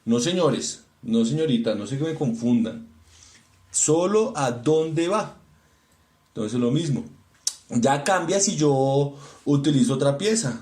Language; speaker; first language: Spanish; native; Spanish